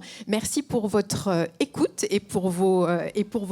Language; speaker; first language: French; native; French